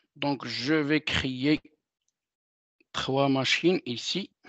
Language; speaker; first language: French; non-native, local second language; Arabic